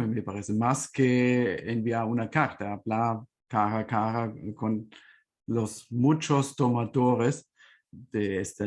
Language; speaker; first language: Spanish; non-native, fluent; German